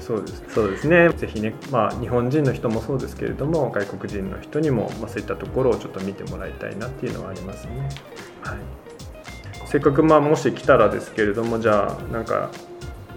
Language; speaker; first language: Japanese; native; Japanese